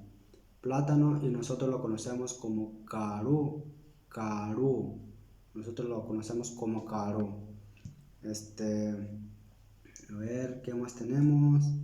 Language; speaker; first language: Spanish; non-native, local second language; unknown